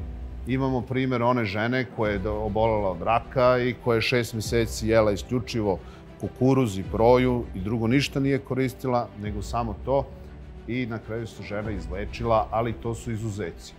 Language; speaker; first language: Serbian; native; Serbian